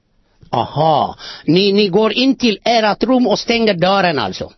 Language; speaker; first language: Swedish; non-native, fluent; Amharic